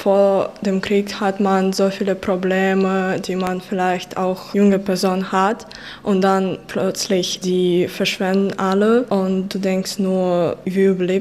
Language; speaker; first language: German; early bilingual, other home language; Ukrainian